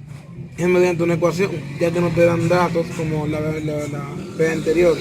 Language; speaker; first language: Spanish; native; Spanish